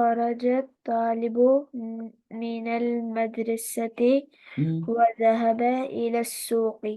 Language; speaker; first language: Arabic; non-native, learner; Urdu